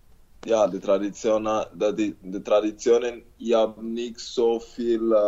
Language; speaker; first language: German; non-native, learner; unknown